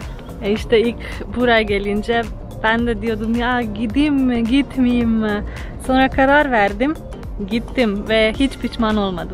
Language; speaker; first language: Turkish; non-native, fluent; Slovenian